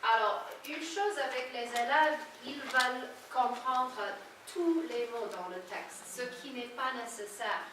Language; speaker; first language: French; non-native, fluent; English